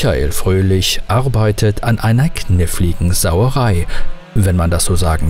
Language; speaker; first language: German; native; German